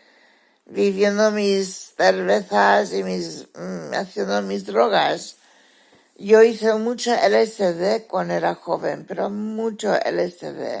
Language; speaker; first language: Spanish; early bilingual, heritage; Spanish